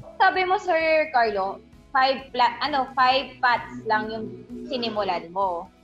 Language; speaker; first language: Filipino; native; Filipino